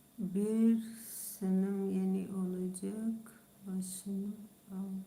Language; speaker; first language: Turkish; non-native, local second language; Kurdish